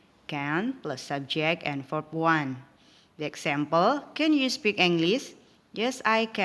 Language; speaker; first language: English; non-native, local second language; Indonesian